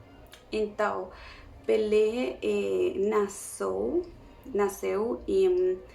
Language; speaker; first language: Portuguese; non-native, learner; Spanish